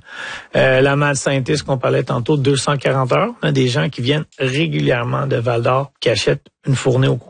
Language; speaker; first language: French; native; French